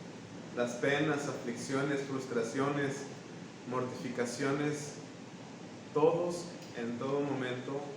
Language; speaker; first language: Spanish; native; Spanish